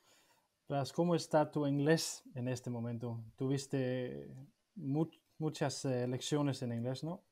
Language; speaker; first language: Spanish; non-native, learner; Danish